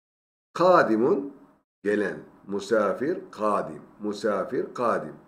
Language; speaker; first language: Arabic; non-native, fluent; Turkish